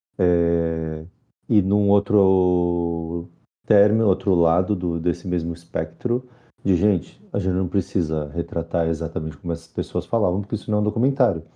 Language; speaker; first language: Portuguese; native; Portuguese